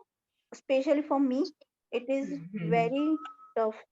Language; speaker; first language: English; non-native, learner; Hindi